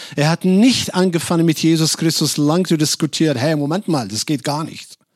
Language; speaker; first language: German; non-native, fluent; Arabic